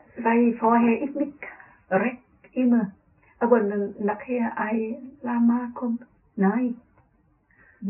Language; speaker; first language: German; non-native, learner; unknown